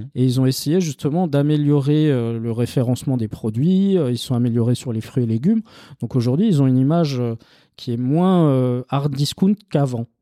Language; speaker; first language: French; native; French